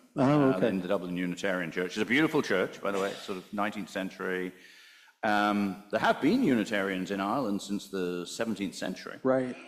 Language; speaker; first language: English; native; English